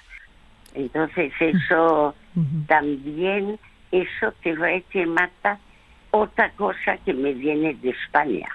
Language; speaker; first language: Spanish; early bilingual, other home language; French